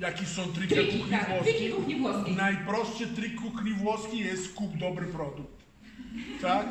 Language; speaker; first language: Polish; non-native, fluent; Italian